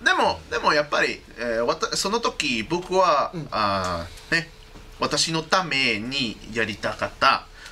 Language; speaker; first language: Japanese; non-native, learner; Spanish